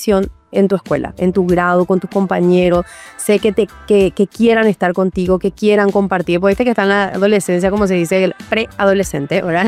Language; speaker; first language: Spanish; native; Spanish